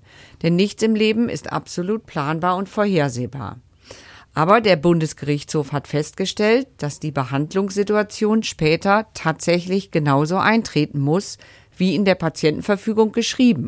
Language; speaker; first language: German; native; German